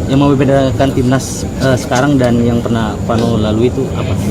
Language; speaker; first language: Indonesian; native; Indonesian